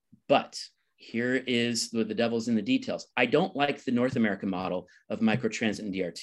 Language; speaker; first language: English; native; English